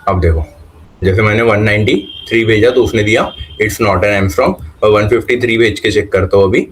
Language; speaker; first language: Hindi; non-native, local second language; Marathi